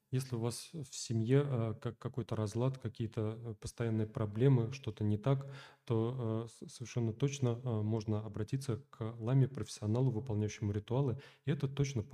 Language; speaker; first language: Russian; native; Russian